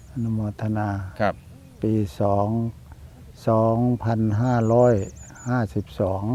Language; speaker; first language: Thai; native; Thai